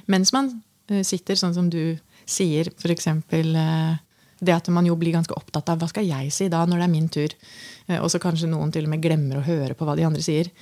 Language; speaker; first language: Norwegian; native; Norwegian